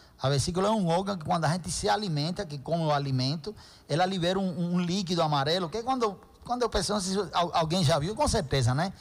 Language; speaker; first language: Portuguese; non-native, fluent; Spanish